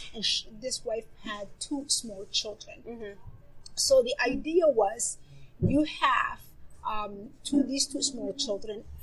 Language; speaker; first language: English; non-native, fluent; Somali